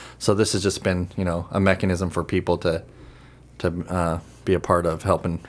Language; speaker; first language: English; native; English